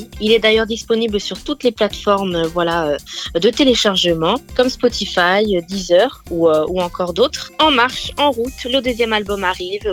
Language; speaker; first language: French; native; French